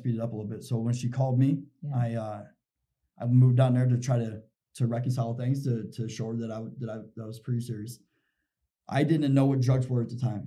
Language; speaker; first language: English; native; English